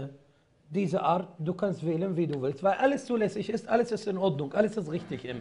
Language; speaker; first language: German; non-native, fluent; Arabic